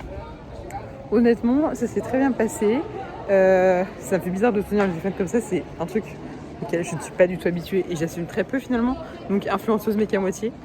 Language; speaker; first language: French; native; French